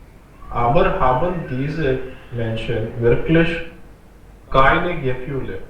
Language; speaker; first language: German; non-native, learner; Hindi